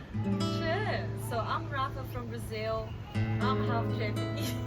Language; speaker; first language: English; non-native, fluent; Portuguese